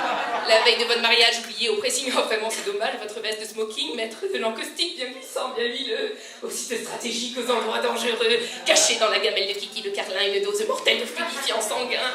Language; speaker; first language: French; native; French